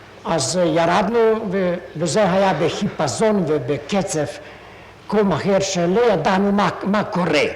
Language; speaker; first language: Hebrew; non-native, fluent; Hungarian